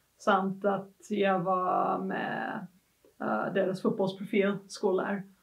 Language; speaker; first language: Swedish; non-native, fluent; English